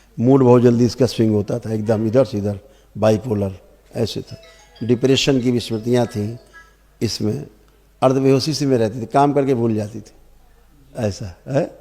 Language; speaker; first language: Hindi; native; Hindi